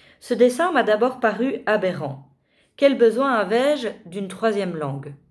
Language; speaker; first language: French; native; French